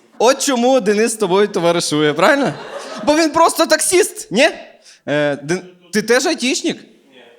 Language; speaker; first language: Ukrainian; native; Ukrainian